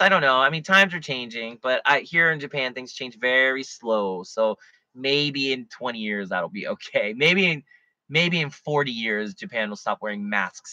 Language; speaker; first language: English; native; English